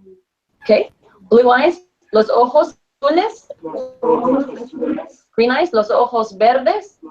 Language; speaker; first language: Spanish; non-native, fluent; English